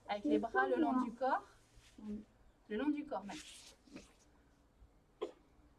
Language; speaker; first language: French; native; French